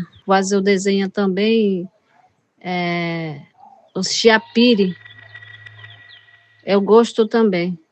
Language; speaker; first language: Portuguese; non-native, local second language; Yanomámi